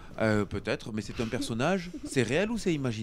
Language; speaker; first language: French; native; French